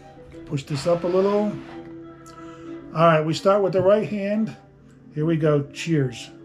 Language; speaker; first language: English; native; English